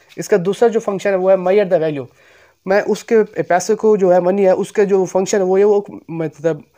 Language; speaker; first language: Urdu; non-native, local second language; Punjabi